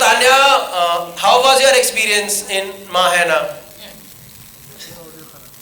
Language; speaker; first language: Hindi; native; Hindi